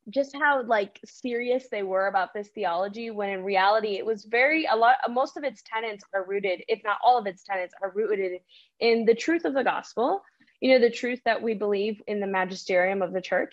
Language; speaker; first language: English; early bilingual, other home language; Spanish